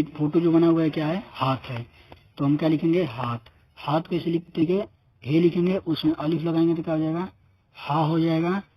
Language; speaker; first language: Hindi; native; Hindi